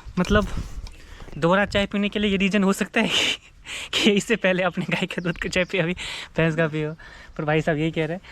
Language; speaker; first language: Hindi; native; Hindi